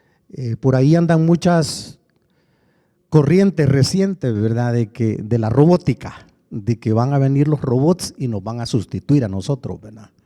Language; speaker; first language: Spanish; native; Spanish